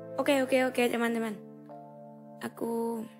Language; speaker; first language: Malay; non-native, learner; Vietnamese